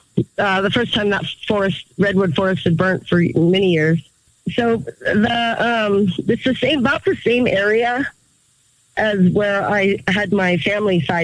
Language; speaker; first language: English; native; English